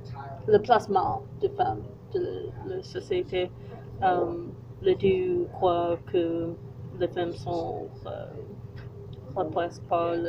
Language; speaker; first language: French; non-native, learner; English